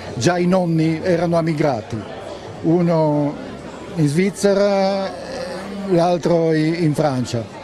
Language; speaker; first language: Italian; native; Italian